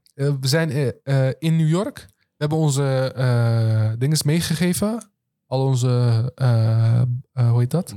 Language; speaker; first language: Dutch; early bilingual, other home language; Turkish